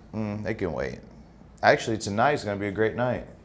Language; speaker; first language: English; native; English